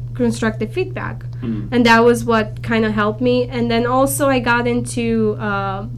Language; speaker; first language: English; non-native, fluent; Romanian